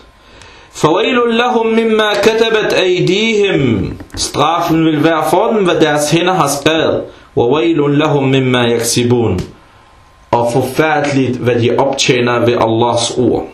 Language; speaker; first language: Danish; early bilingual, other home language; Arabic